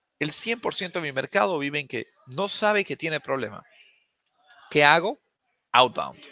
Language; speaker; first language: Spanish; native; Spanish